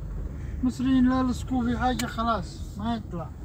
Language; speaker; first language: Arabic; non-native, learner; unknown